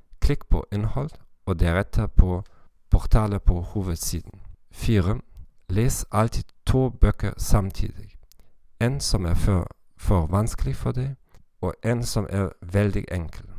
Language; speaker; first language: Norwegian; non-native, learner; German